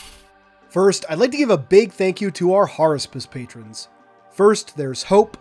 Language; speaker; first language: English; native; English